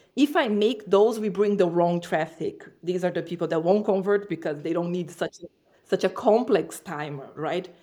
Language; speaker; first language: English; non-native, fluent; Portuguese